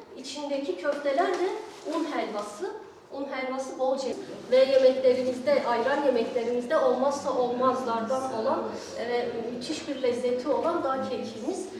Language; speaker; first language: Turkish; native; Turkish